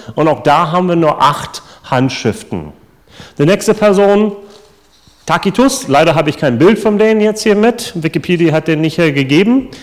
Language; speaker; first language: German; non-native, fluent; English